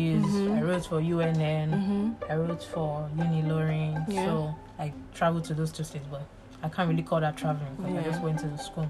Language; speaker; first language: English; non-native, local second language; Igbo